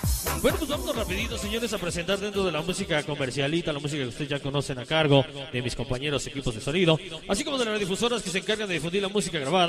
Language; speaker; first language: Spanish; native; Spanish